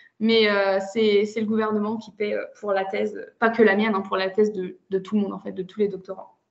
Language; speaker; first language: French; native; French